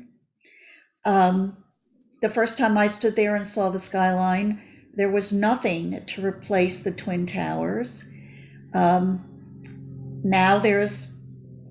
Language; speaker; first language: English; native; English